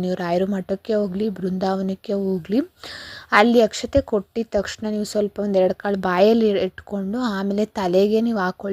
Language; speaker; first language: Kannada; native; Kannada